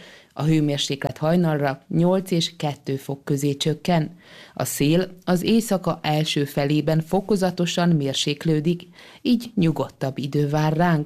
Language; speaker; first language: Hungarian; native; Hungarian